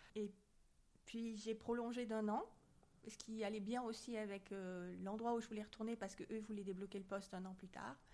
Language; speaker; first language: French; native; French